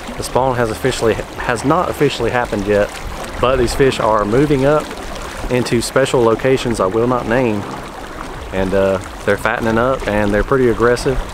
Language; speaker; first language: English; native; English